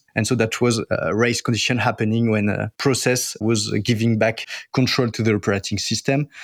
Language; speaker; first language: English; non-native, fluent; French